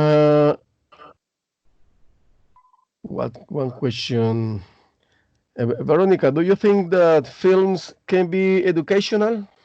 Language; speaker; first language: English; non-native, learner; Spanish